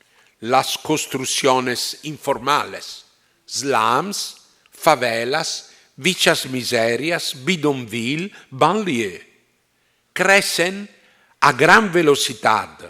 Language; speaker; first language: Spanish; non-native, fluent; Italian